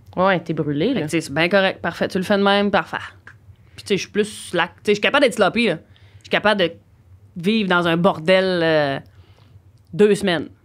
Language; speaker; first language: French; native; French